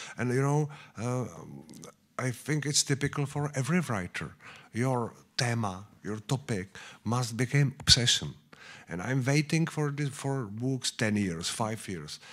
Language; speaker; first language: English; non-native, learner; Czech